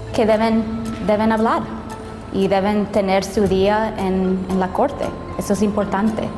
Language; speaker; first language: Spanish; early bilingual, heritage; Spanish